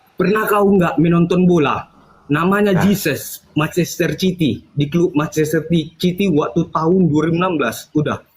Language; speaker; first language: Indonesian; native; Indonesian